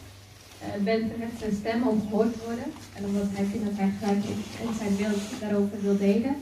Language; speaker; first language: Dutch; early bilingual, other home language; Arabic